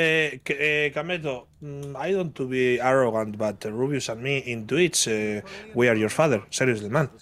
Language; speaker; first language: English; non-native, learner; Spanish